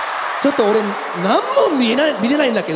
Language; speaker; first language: Japanese; native; Japanese